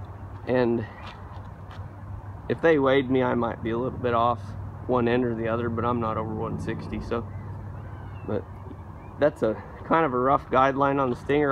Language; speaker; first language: English; native; English